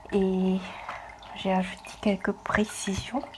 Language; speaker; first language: French; non-native, fluent; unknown